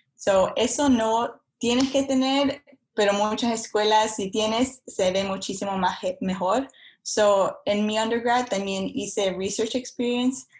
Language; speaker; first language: Spanish; early bilingual, heritage; Spanish